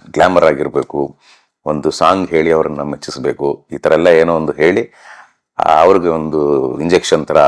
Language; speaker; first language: Kannada; native; Kannada